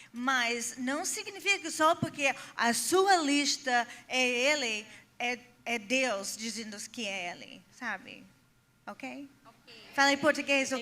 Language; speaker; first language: Portuguese; non-native, fluent; English